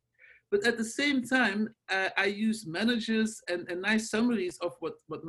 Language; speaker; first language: English; non-native, fluent; Dutch